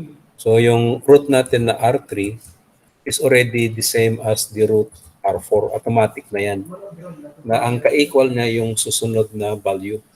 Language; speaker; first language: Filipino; native; Filipino